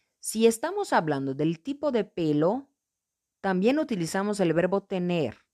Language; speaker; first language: Spanish; non-native, fluent; Portuguese